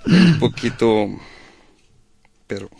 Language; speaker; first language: Spanish; non-native, learner; French